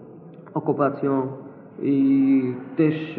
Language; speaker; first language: Polish; non-native, learner; Arabic